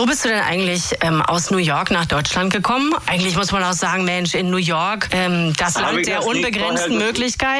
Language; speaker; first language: German; native; German